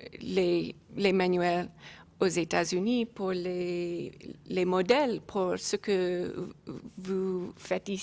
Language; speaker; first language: French; non-native, learner; English